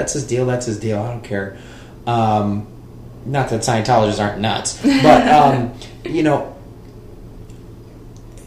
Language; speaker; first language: English; native; English